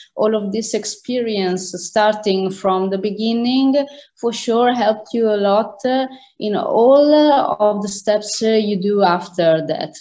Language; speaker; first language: English; non-native, fluent; Italian